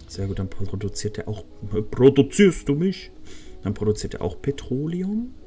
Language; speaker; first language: German; native; German